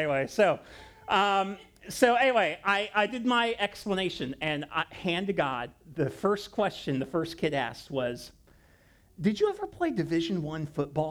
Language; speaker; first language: English; native; English